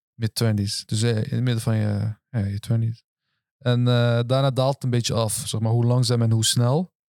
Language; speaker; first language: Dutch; early bilingual, other home language; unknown